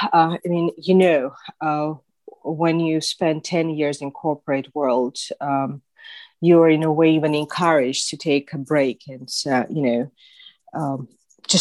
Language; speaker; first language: English; non-native, fluent; Russian